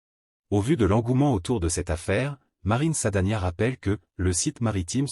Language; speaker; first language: French; native; French